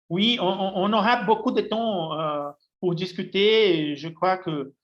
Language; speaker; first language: French; non-native, fluent; Portuguese